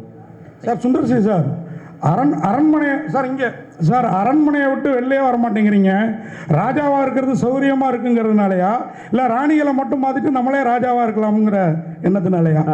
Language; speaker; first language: Tamil; native; Tamil